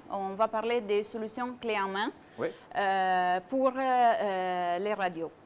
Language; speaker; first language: French; non-native, fluent; Italian